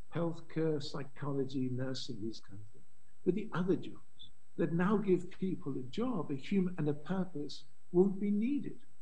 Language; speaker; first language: English; native; English